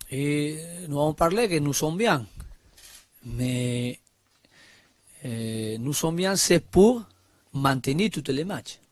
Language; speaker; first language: French; non-native, learner; Spanish